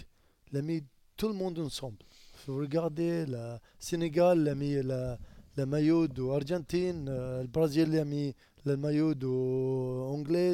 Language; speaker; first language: French; non-native, learner; Arabic